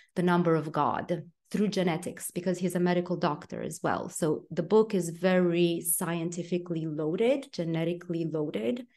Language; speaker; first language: English; non-native, fluent; Romanian